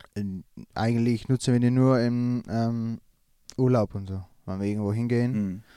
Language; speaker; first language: German; non-native, learner; Dutch